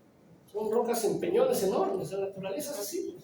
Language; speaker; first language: Spanish; native; Spanish